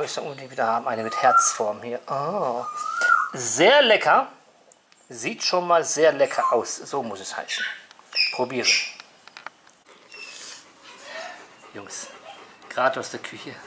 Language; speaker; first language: German; native; German